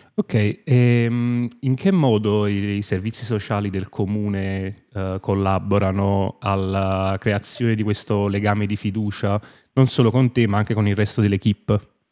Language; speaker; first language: Italian; native; Italian